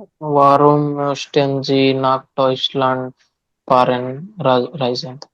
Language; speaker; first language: German; non-native, learner; Marathi